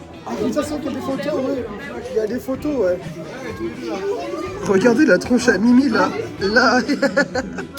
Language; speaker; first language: French; native; French